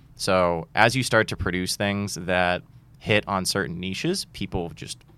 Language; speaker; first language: English; native; English